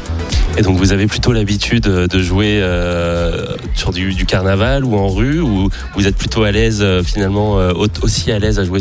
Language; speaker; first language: French; native; French